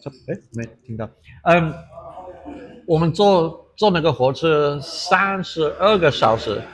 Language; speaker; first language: Chinese; non-native, fluent; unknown